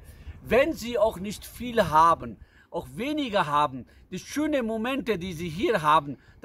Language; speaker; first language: German; non-native, fluent; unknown